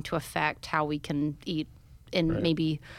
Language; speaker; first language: English; native; English